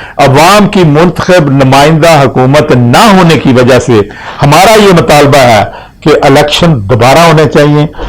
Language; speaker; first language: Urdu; non-native, local second language; Punjabi